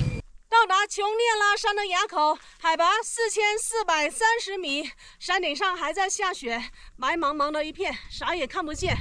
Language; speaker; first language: Chinese; native; Chinese